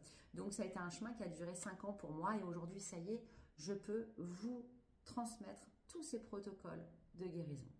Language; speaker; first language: French; native; French